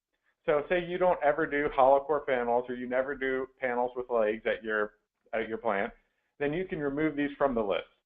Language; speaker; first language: English; native; English